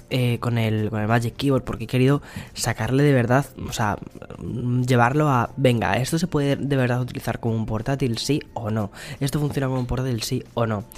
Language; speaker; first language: Spanish; native; Spanish